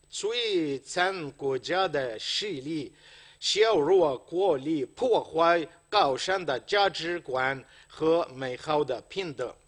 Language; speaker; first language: Chinese; non-native, fluent; Arabic